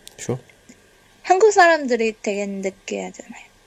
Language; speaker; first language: Korean; non-native, learner; Chinese